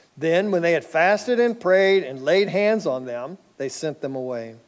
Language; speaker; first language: English; native; English